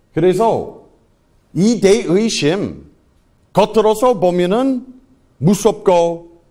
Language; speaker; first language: Korean; non-native, fluent; English